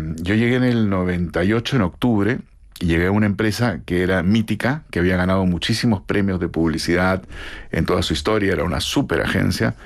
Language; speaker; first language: Spanish; native; Spanish